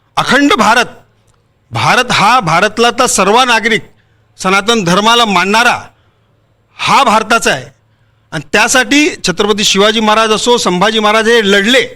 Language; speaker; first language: Marathi; non-native, local second language; Hindi